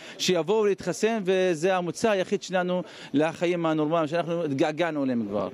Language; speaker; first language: Hebrew; non-native, local second language; Arabic